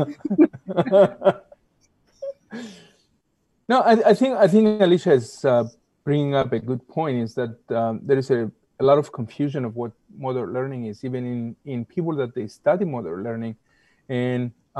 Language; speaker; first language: English; non-native, fluent; Greek